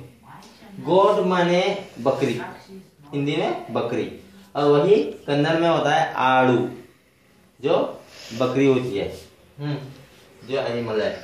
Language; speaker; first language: Hindi; non-native, local second language; Kannada